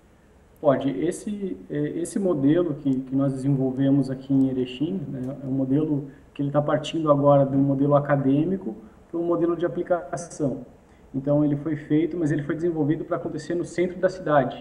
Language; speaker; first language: Portuguese; native; Portuguese